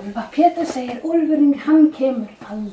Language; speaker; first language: Icelandic; non-native, fluent; Danish